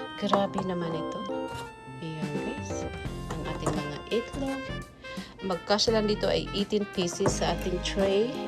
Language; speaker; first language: Filipino; native; Filipino